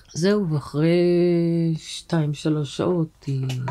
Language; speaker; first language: Hebrew; native; Hebrew